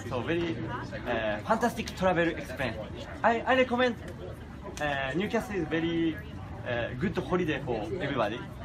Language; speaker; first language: English; non-native, learner; Japanese